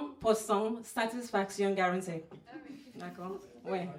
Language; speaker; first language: French; non-native, fluent; English